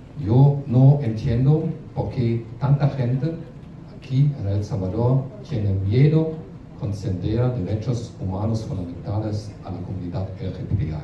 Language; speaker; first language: Spanish; non-native, fluent; German